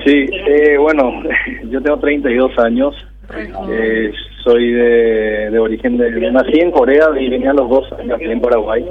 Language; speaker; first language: Spanish; early bilingual, other home language; Korean